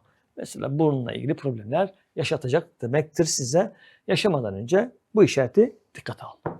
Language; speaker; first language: Turkish; native; Turkish